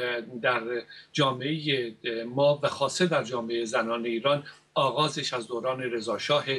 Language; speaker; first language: Persian; native; Persian